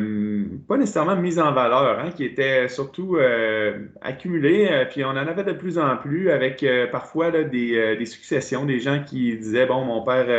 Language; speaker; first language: French; native; French